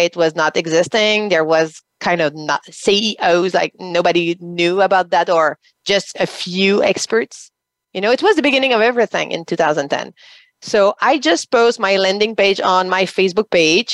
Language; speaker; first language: English; non-native, fluent; French